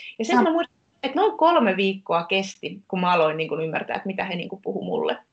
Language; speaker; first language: Finnish; native; Finnish